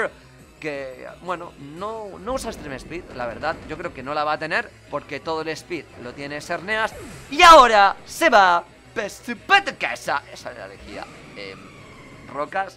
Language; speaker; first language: Spanish; native; Spanish